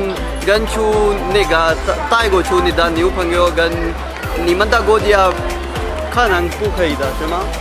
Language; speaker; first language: Chinese; non-native, learner; Urdu